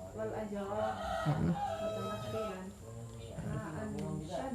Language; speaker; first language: Arabic; non-native, fluent; Indonesian